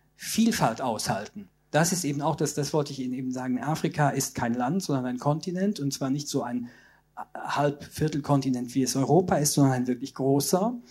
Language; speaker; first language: German; non-native, local second language; Luxembourgish